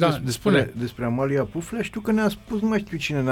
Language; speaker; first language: Romanian; native; Romanian